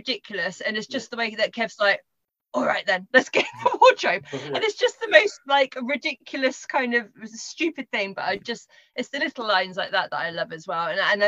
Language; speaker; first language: English; native; English